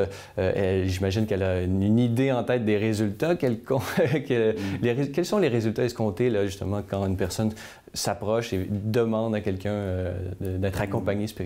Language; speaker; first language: French; native; French